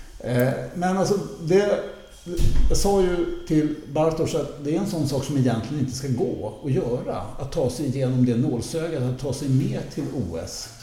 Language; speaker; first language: Swedish; native; Swedish